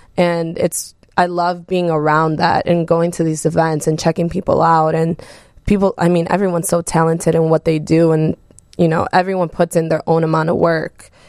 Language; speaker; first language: English; early bilingual, other home language; Spanish